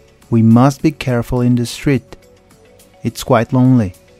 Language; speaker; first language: English; non-native, fluent; Spanish